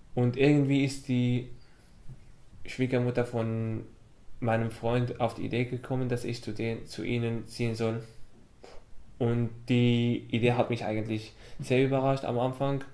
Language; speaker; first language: German; non-native, fluent; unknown